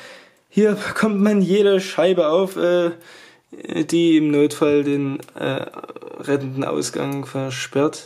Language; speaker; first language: German; native; German